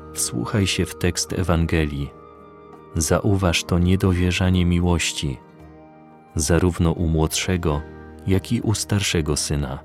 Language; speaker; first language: Polish; native; Polish